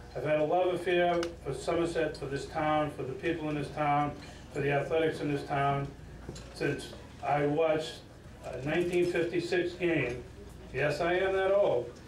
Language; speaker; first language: English; native; English